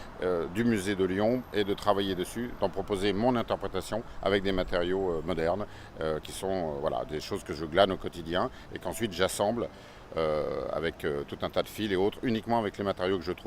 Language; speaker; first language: French; native; French